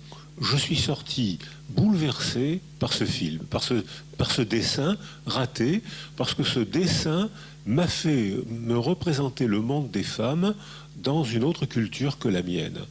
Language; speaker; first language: French; native; French